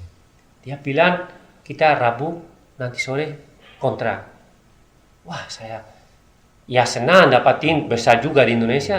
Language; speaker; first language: Indonesian; non-native, learner; Spanish